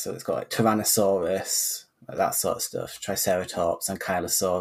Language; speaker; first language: English; native; English